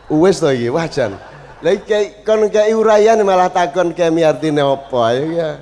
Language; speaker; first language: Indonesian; non-native, local second language; Javanese